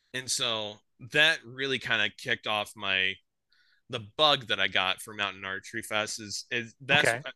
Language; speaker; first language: English; native; English